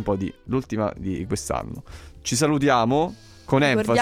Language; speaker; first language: Italian; native; Italian